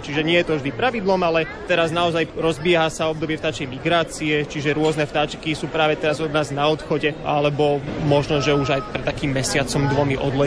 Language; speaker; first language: Slovak; native; Slovak